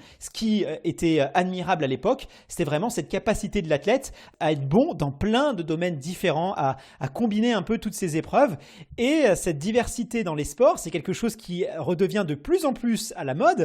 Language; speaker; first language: French; native; French